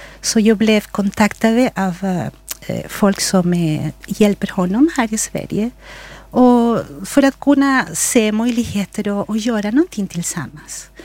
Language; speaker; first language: Swedish; non-native, fluent; Spanish